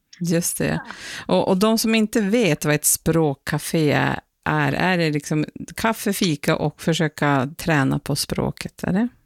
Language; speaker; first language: Swedish; native; Swedish